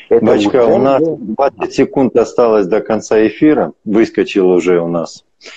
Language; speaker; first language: Russian; native; Russian